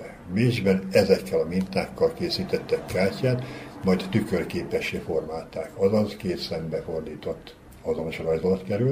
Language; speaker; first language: Hungarian; native; Hungarian